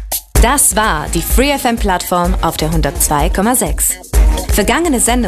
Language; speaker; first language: German; native; German